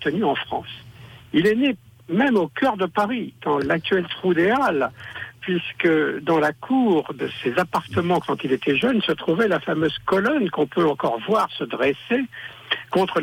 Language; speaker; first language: French; native; French